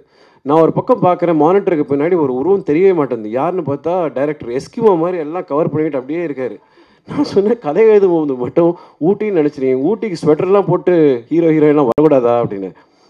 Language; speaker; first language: Tamil; native; Tamil